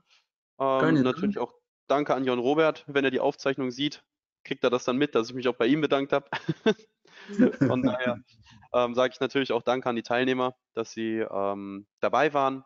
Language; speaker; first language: German; native; German